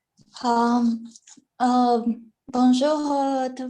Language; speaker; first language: French; non-native, learner; Russian